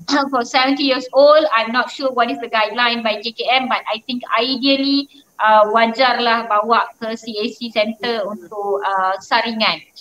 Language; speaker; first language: English; non-native, local second language; Malay